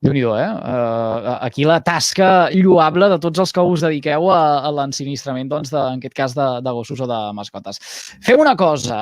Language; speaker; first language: Catalan; native; Catalan